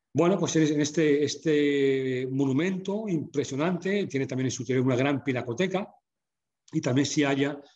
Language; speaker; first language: Spanish; native; Spanish